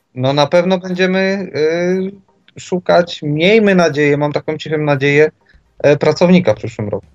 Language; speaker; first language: Polish; native; Polish